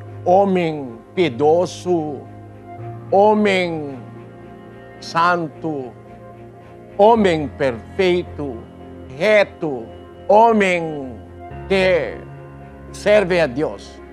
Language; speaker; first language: Portuguese; non-native, learner; Filipino